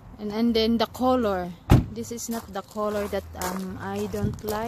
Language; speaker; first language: English; non-native, local second language; Cebuano